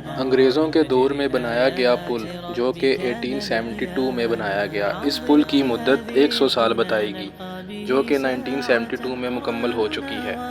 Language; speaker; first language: Urdu; non-native, local second language; Punjabi